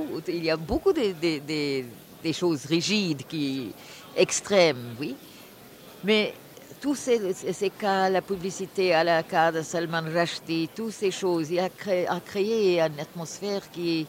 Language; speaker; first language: French; non-native, fluent; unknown